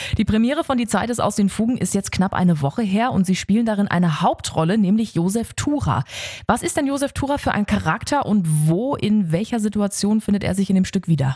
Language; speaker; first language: German; native; German